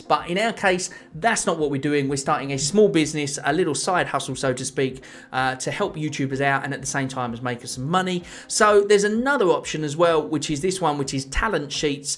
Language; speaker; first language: English; native; English